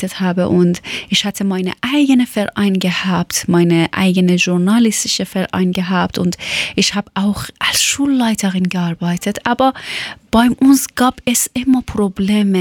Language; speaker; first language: German; non-native, learner; Persian